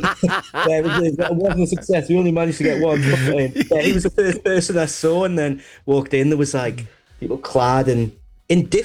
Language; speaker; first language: English; native; English